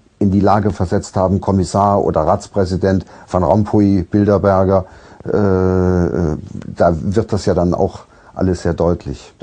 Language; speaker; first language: German; native; German